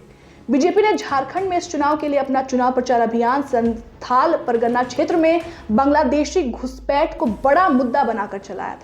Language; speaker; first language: Hindi; native; Hindi